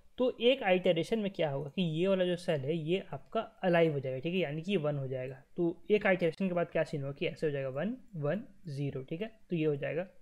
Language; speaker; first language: Hindi; native; Hindi